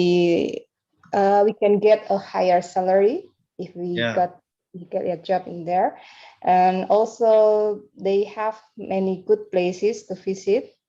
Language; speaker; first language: English; non-native, learner; Indonesian